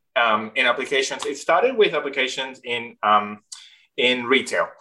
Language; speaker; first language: English; non-native, fluent; Spanish